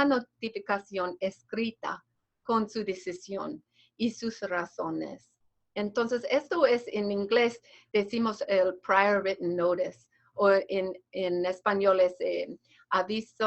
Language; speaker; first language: Spanish; non-native, fluent; English